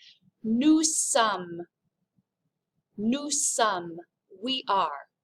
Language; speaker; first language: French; non-native, fluent; English